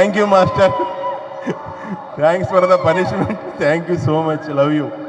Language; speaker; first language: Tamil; non-native, learner; Telugu